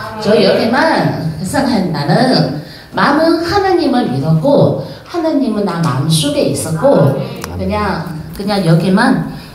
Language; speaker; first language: Korean; non-native, learner; Chinese